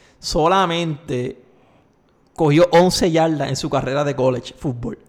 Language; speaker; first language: Spanish; native; Spanish